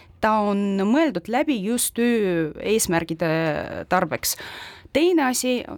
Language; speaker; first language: Estonian; non-native, local second language; Russian